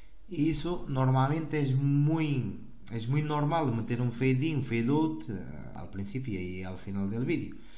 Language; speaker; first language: Portuguese; non-native, learner; Spanish